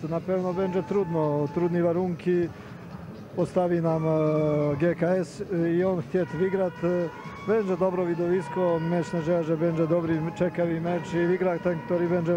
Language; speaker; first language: Polish; non-native, learner; Serbian